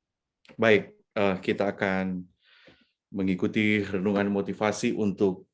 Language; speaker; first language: Indonesian; native; Indonesian